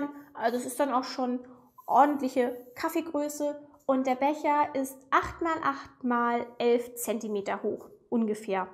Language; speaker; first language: German; native; German